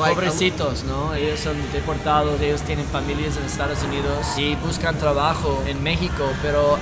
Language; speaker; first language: Spanish; non-native, learner; English